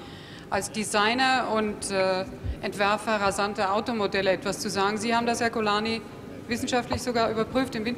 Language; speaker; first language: German; native; German